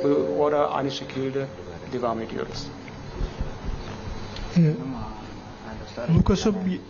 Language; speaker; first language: Turkish; non-native, learner; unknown